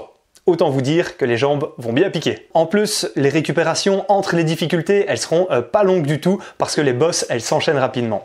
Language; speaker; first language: French; native; French